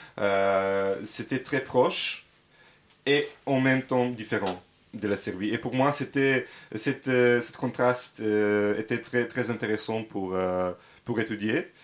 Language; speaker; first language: French; non-native, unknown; Serbian